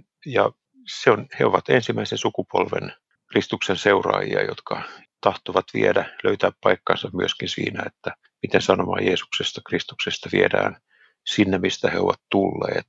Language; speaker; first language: Finnish; native; Finnish